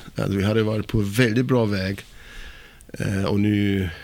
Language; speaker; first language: Swedish; non-native, fluent; German